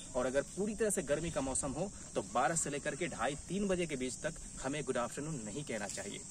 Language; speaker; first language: Hindi; native; Hindi